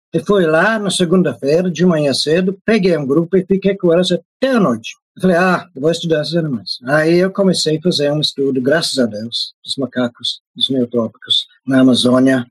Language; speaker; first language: Portuguese; non-native, fluent; English